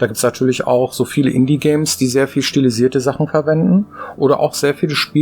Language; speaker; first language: German; native; German